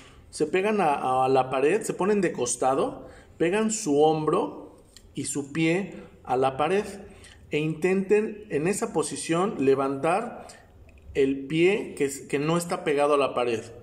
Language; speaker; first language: Spanish; native; Spanish